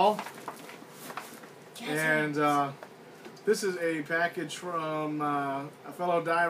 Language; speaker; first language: English; native; English